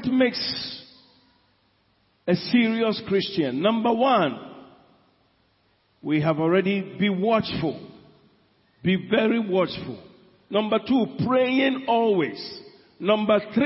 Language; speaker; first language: English; non-native, local second language; Akan